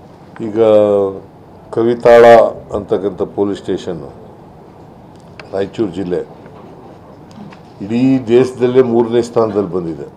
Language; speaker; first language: Kannada; native; Kannada